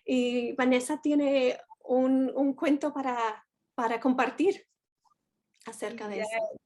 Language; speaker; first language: Spanish; non-native, fluent; English